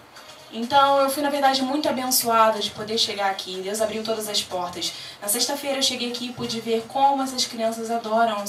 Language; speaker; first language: Portuguese; native; Portuguese